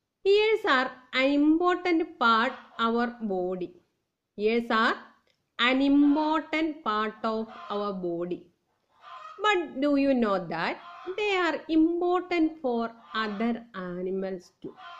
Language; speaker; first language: English; non-native, local second language; Malayalam